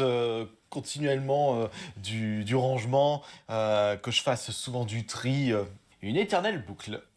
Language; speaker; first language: French; native; French